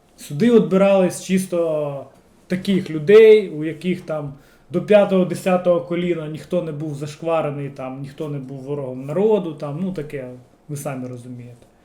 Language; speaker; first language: Ukrainian; non-native, local second language; Russian